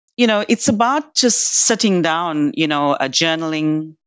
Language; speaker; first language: English; native; English